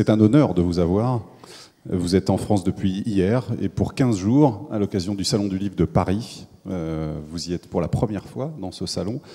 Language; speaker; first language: French; native; French